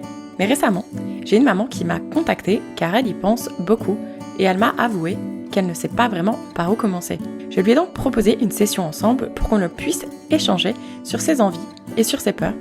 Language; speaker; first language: French; native; French